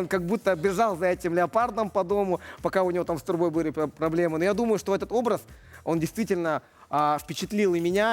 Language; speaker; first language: Russian; native; Russian